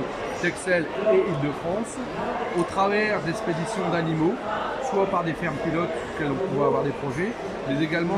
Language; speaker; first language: French; native; French